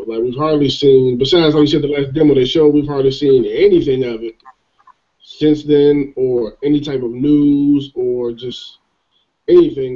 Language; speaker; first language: English; native; English